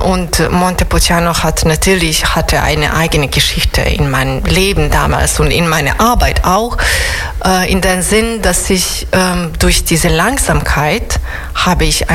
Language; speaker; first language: German; non-native, fluent; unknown